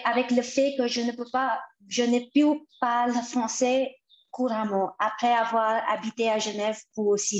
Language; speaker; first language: French; non-native, fluent; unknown